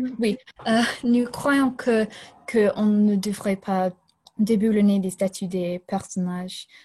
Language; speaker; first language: French; non-native, fluent; English